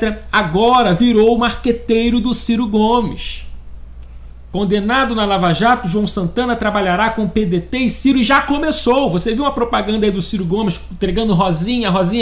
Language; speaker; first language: Portuguese; native; Portuguese